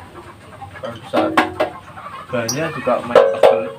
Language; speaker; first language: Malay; non-native, local second language; Javanese